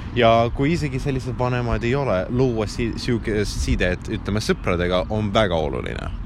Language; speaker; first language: Estonian; non-native, local second language; Russian